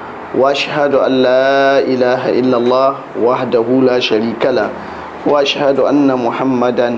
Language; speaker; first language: Arabic; non-native, fluent; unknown